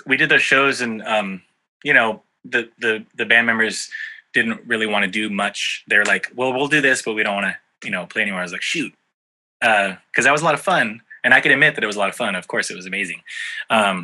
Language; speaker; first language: English; native; English